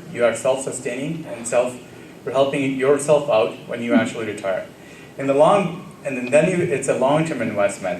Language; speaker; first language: English; early bilingual, other home language; Gujarati